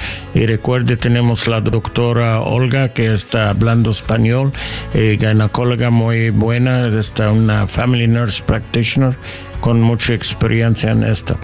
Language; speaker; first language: Spanish; non-native, learner; English